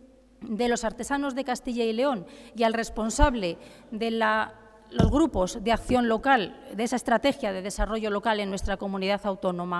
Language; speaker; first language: Spanish; native; Spanish